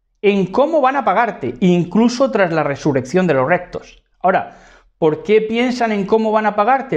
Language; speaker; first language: Spanish; native; Spanish